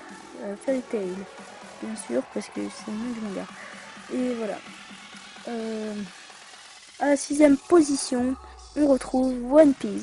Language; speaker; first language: French; native; French